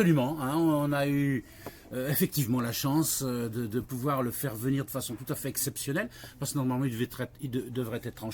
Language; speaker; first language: French; native; French